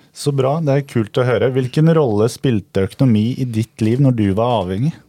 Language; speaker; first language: Norwegian; native; Norwegian